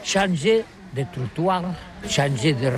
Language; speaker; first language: French; non-native, learner; Catalan